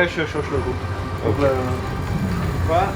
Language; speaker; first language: French; non-native, learner; German